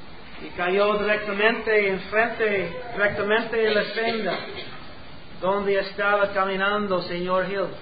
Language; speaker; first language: Spanish; non-native, learner; English